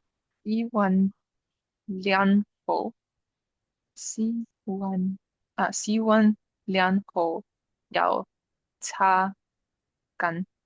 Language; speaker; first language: Chinese; non-native, learner; English